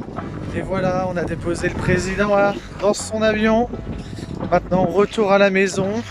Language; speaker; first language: French; native; French